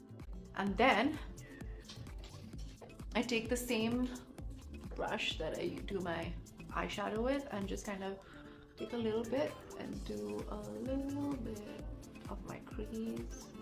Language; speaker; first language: English; non-native, local second language; Hindi